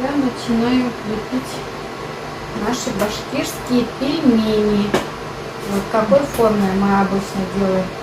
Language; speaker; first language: Russian; non-native, local second language; Bashkir